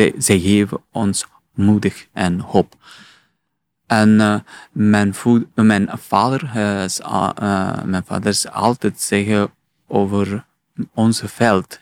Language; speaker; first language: Dutch; non-native, learner; Persian